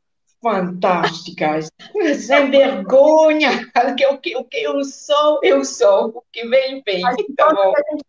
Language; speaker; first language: Portuguese; non-native, fluent; Italian